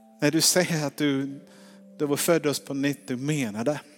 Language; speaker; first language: Swedish; non-native, fluent; English